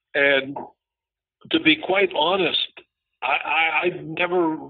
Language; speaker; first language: English; native; English